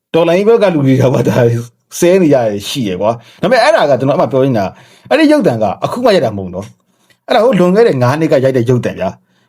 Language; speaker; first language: Burmese; native; Burmese